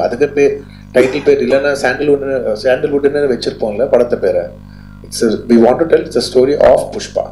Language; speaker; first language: Tamil; non-native, local second language; Telugu